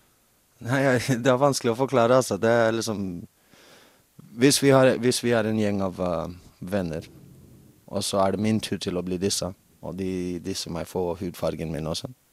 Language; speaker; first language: Norwegian; non-native, fluent; English